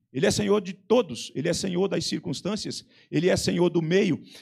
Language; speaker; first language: Portuguese; native; Portuguese